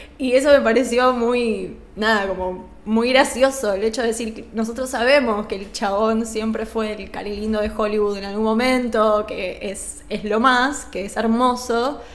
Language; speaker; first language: Spanish; native; Spanish